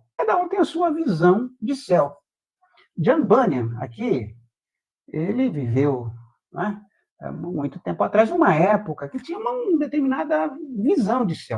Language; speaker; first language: Portuguese; native; Portuguese